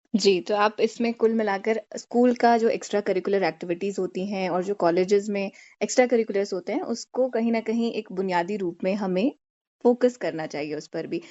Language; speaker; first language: Hindi; native; Hindi